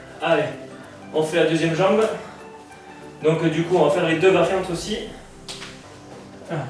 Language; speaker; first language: French; native; French